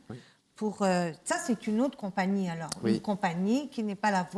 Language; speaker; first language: French; native; French